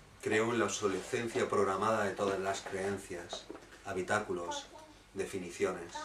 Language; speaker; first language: Spanish; native; Spanish